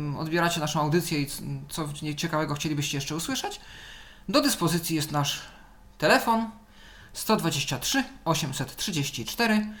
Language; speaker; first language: Polish; native; Polish